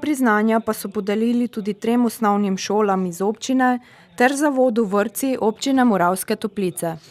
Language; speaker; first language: Slovenian; native; Slovenian